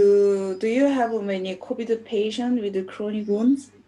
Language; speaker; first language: English; non-native, learner; Korean